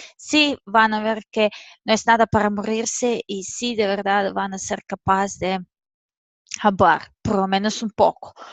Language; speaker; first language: Spanish; non-native, fluent; Serbian